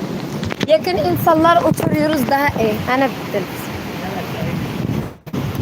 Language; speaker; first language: Turkish; non-native, learner; Arabic